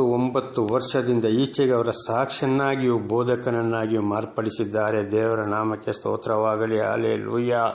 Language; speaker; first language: Kannada; native; Kannada